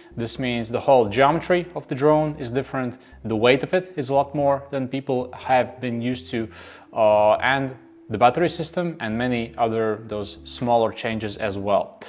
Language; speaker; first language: English; non-native, fluent; Latvian